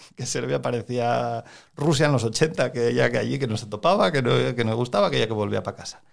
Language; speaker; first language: Spanish; native; Spanish